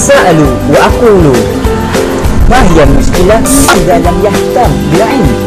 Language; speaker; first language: Arabic; non-native, learner; Malay